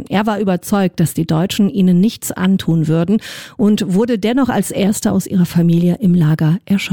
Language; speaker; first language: German; native; German